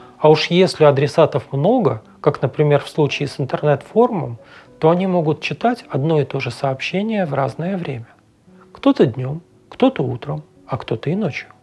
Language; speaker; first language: Russian; native; Russian